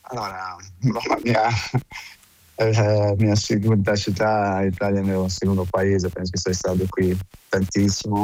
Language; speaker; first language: Italian; non-native, fluent; Portuguese